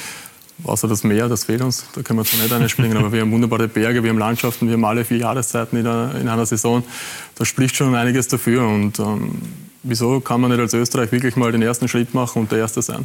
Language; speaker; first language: German; native; German